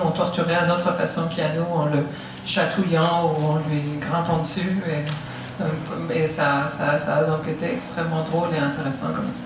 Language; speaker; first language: French; native; French